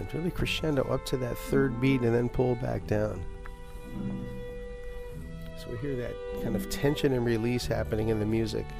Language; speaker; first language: English; native; English